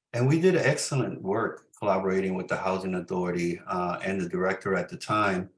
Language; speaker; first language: English; early bilingual, other home language; Spanish